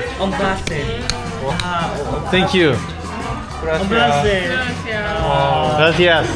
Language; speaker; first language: Spanish; non-native, learner; Korean